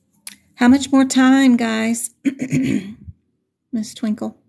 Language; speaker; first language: English; native; English